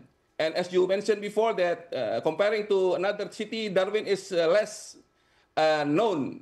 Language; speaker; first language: English; non-native, fluent; Indonesian